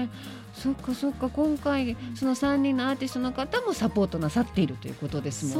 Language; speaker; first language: Japanese; native; Japanese